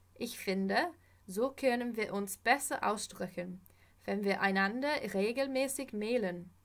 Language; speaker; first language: German; non-native, fluent; English